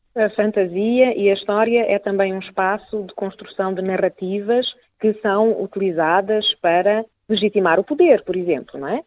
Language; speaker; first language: Portuguese; native; Portuguese